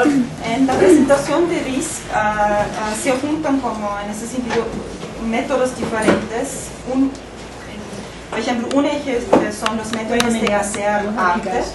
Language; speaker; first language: Spanish; non-native, fluent; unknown